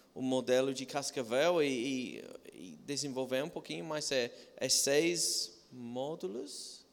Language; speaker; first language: Portuguese; non-native, fluent; English